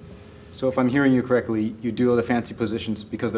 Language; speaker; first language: English; native; English